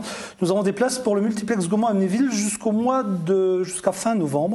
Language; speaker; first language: French; native; French